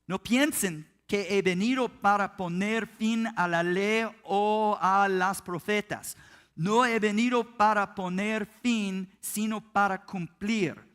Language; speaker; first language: Spanish; non-native, learner; English